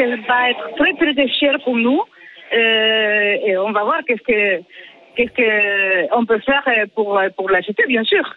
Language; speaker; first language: French; non-native, learner; Spanish